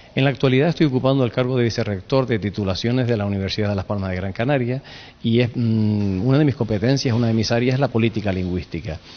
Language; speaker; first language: Spanish; native; Spanish